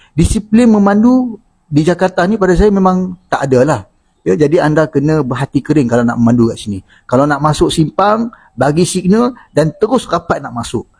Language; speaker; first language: Malay; native; Malay